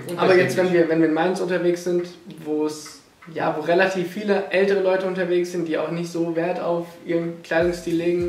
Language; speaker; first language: German; native; German